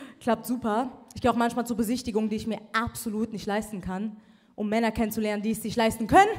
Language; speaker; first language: German; early bilingual, other home language; Persian